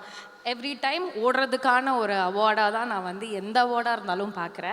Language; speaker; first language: Tamil; native; Tamil